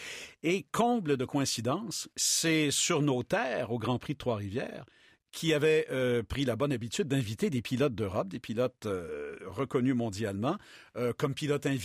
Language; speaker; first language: French; native; French